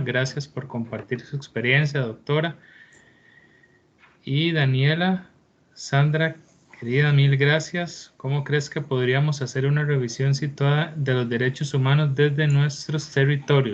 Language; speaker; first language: Spanish; native; Spanish